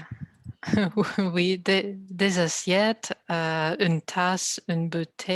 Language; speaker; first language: French; non-native, learner; Russian